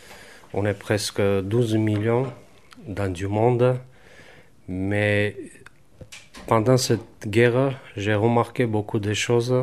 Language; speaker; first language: French; non-native, fluent; Armenian